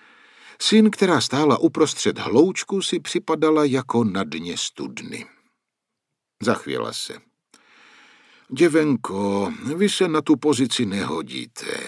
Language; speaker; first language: Czech; native; Czech